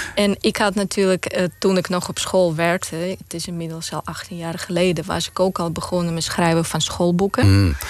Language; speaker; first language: Dutch; non-native, fluent; Romanian